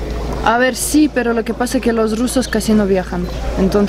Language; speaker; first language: Spanish; non-native, fluent; Russian